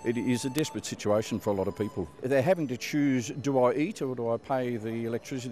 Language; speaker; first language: English; native; English